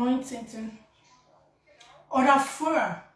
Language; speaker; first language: German; non-native, learner; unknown